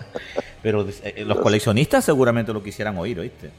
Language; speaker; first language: Spanish; native; Spanish